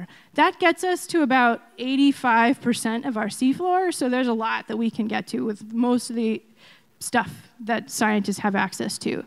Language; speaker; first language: English; native; English